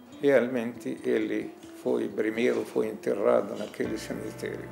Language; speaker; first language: Portuguese; non-native, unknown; Arabic